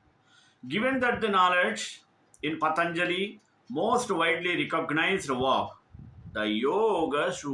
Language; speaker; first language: English; non-native, local second language; Telugu